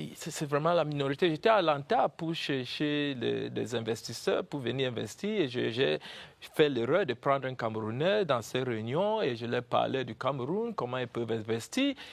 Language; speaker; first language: French; non-native, local second language; English